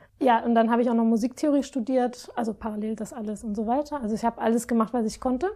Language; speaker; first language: German; non-native, fluent; Spanish